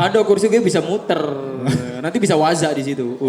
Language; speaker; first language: Indonesian; native; Indonesian